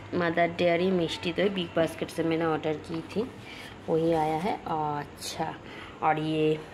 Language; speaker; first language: Hindi; non-native, local second language; Bangla